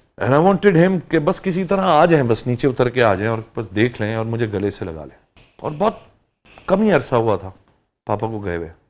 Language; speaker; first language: Urdu; early bilingual, heritage; Urdu